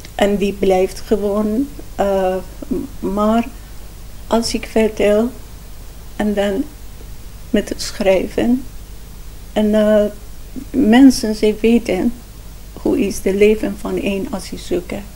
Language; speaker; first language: Dutch; non-native, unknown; Persian